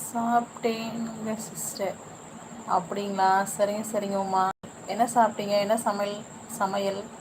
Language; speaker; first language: Tamil; non-native, local second language; Telugu